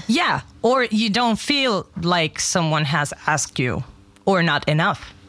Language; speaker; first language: English; non-native, fluent; German